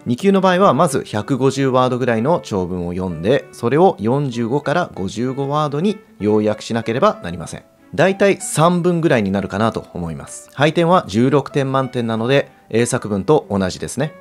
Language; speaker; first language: Japanese; native; Japanese